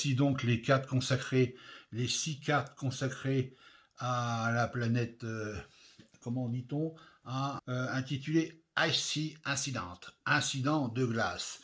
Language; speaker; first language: French; native; French